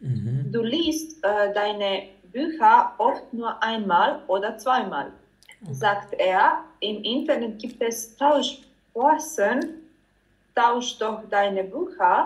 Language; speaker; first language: German; non-native, learner; Croatian